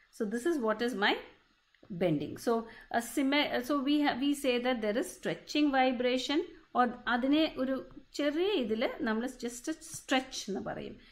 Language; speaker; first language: English; non-native, local second language; Malayalam